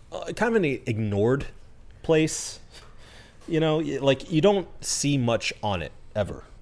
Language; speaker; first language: English; early bilingual, other home language; Spanish